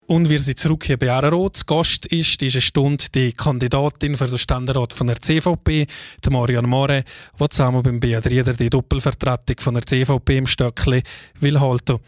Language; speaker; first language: German; native; German